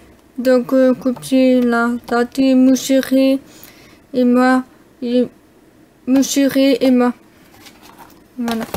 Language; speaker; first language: French; non-native, learner; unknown